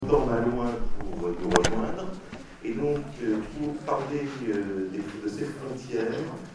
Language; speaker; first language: French; native; French